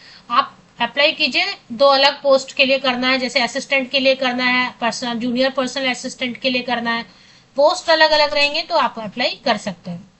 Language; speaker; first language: Hindi; native; Hindi